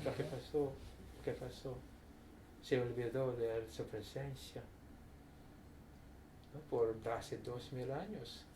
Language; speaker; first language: Spanish; non-native, fluent; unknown